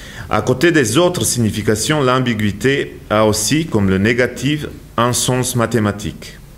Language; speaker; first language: French; non-native, fluent; Serbian